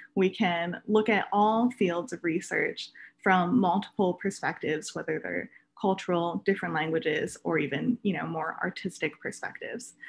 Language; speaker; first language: English; native; English